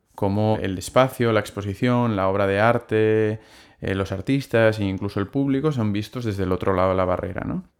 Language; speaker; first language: Spanish; non-native, local second language; Catalan